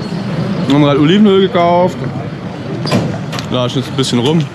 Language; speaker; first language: German; native; German